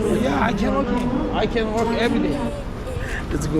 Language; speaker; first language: English; non-native, learner; Korean